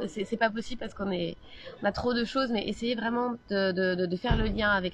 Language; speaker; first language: French; native; French